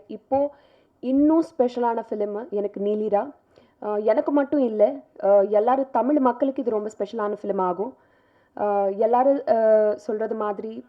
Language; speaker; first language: Tamil; non-native, local second language; Telugu